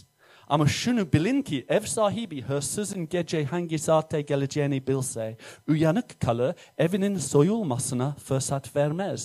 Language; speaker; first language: Turkish; non-native, fluent; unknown